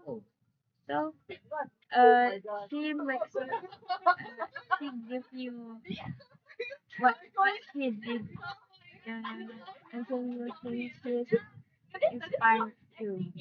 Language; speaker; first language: English; non-native, learner; Indonesian